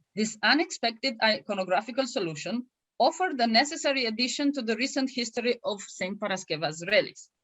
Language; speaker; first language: English; non-native, fluent; Romanian